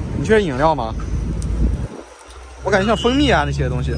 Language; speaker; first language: Chinese; native; Chinese